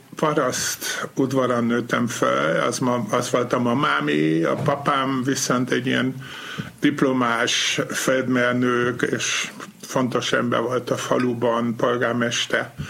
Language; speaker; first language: Hungarian; non-native, fluent; German